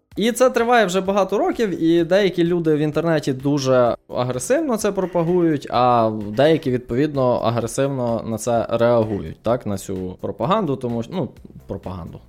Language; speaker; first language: Ukrainian; native; Ukrainian